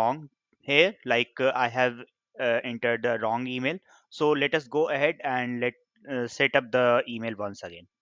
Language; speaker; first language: English; non-native, local second language; Hindi